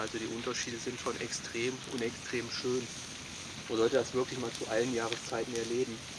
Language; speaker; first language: German; native; German